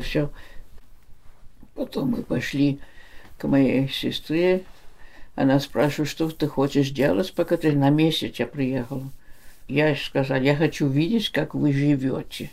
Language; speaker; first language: Russian; early bilingual, heritage; Russian